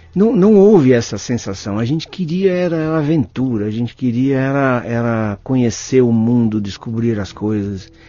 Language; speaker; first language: Portuguese; native; Portuguese